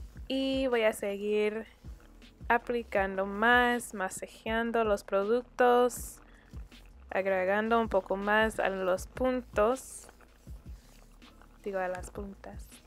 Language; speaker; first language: Spanish; early bilingual, heritage; Spanish